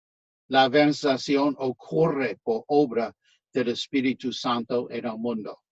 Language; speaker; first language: Spanish; non-native, fluent; English